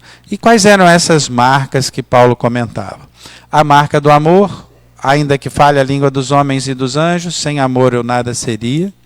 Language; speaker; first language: Portuguese; native; Portuguese